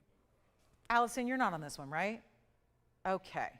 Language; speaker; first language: English; native; English